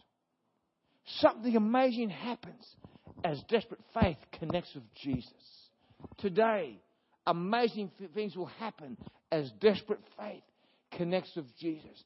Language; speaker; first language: English; native; English